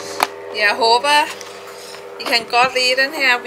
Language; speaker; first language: Danish; non-native, learner; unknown